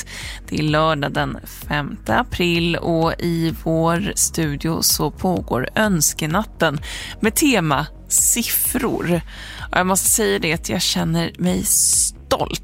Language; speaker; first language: Swedish; native; Swedish